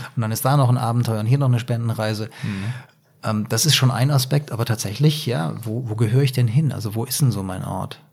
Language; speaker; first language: German; native; German